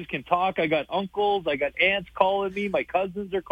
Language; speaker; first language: English; native; English